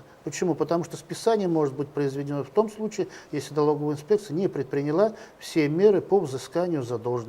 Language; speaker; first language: Russian; native; Russian